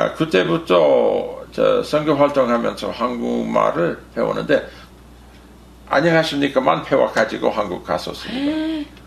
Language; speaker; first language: Korean; non-native, fluent; English